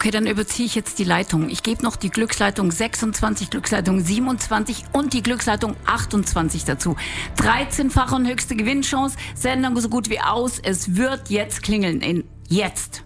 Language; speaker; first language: German; native; German